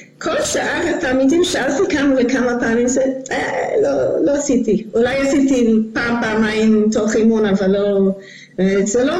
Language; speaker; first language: Hebrew; non-native, fluent; English